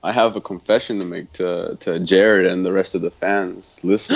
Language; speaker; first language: English; non-native, fluent; Spanish